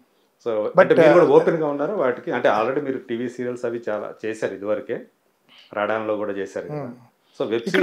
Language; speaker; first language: Telugu; native; Telugu